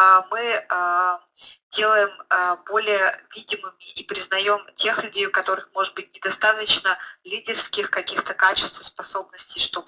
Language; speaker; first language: Russian; native; Russian